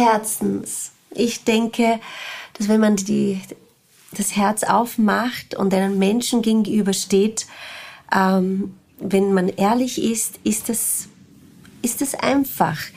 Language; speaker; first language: German; non-native, fluent; Portuguese